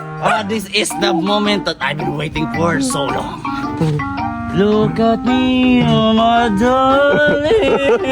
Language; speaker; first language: English; non-native, local second language; Filipino